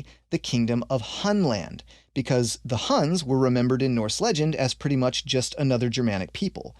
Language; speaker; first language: English; native; English